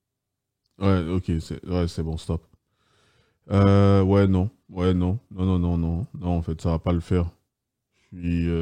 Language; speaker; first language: French; native; French